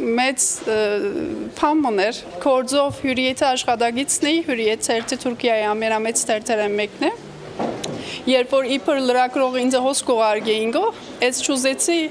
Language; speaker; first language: Armenian; early bilingual, heritage; Armenian